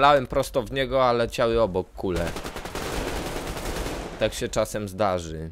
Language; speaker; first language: Polish; native; Polish